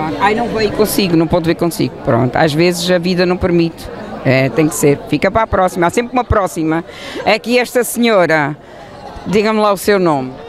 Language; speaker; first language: Portuguese; native; Portuguese